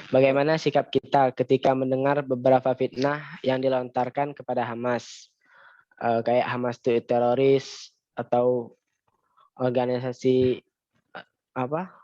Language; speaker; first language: Indonesian; native; Indonesian